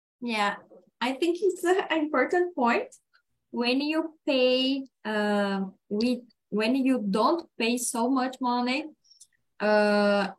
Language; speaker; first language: English; non-native, learner; Portuguese